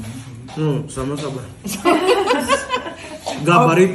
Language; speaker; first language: Russian; non-native, local second language; Turkmen